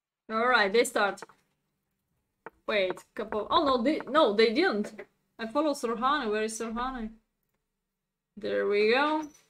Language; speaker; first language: English; non-native, fluent; Bulgarian